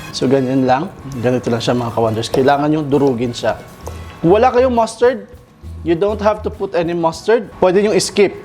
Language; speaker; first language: Filipino; non-native, local second language; Cebuano